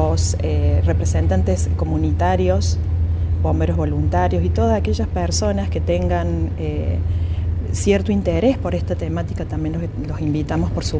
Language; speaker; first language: Spanish; native; Spanish